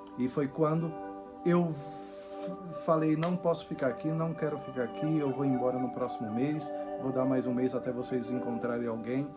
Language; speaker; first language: Portuguese; native; Portuguese